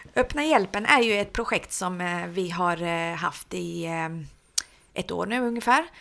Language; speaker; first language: Swedish; early bilingual, other home language; Persian